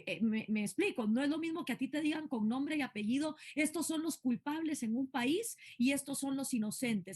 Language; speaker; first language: Spanish; native; Spanish